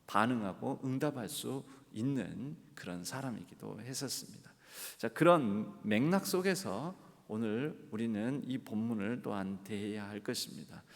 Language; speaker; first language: Korean; native; Korean